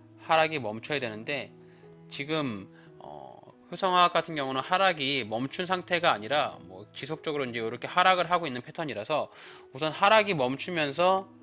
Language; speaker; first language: Korean; native; Korean